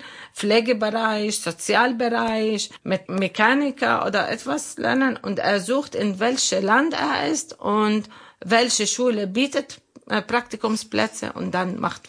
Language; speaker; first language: German; non-native, learner; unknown